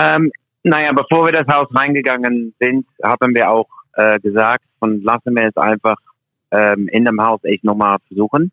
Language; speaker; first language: German; non-native, fluent; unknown